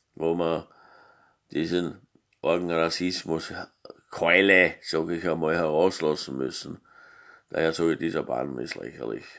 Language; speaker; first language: German; native; German